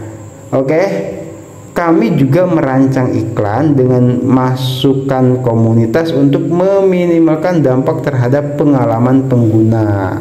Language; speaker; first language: Indonesian; native; Indonesian